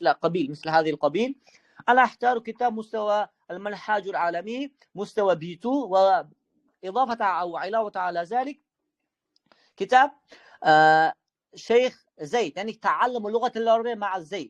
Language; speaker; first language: Arabic; non-native, fluent; Uzbek